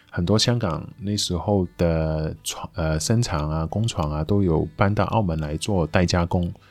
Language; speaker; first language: Chinese; non-native, local second language; Cantonese